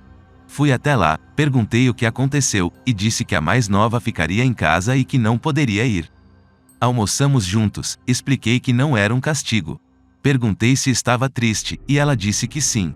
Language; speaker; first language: Portuguese; native; Portuguese